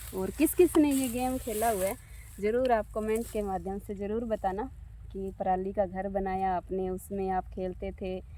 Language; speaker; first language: Hindi; native; Hindi